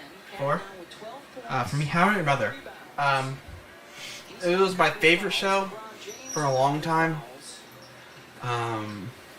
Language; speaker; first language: English; native; English